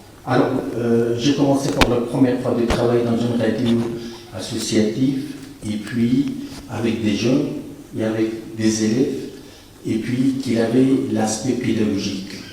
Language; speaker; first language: French; non-native, fluent; Persian